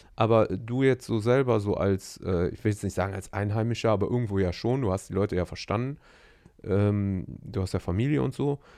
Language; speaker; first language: German; native; German